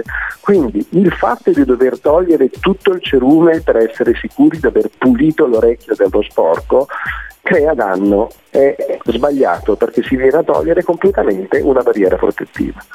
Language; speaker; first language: Italian; native; Italian